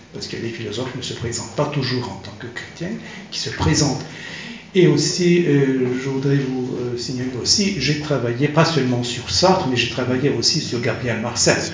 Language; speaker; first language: French; non-native, fluent; Turkish